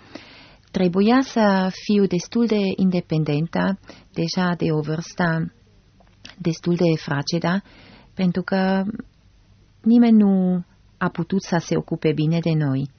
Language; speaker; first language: Romanian; non-native, fluent; German